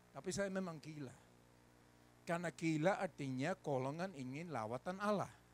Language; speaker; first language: Indonesian; non-native, fluent; English